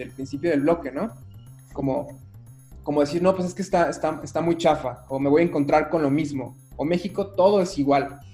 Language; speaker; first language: Spanish; native; Spanish